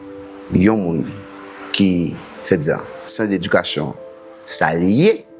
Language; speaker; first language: Haitian Creole; native; Haitian Creole